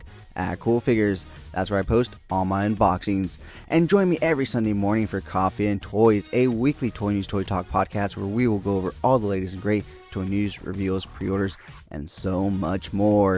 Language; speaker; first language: English; native; English